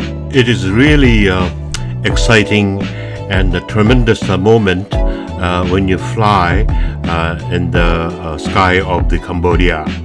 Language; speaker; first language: English; non-native, fluent; Japanese